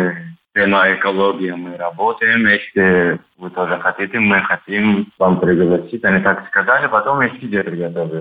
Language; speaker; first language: Russian; non-native, learner; Turkish